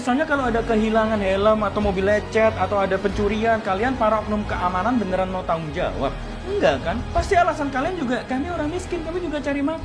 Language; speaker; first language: Indonesian; native; Indonesian